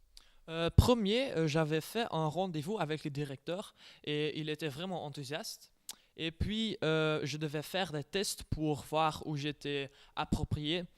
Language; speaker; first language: French; non-native, learner; Dutch